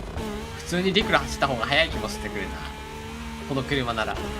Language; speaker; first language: Japanese; native; Japanese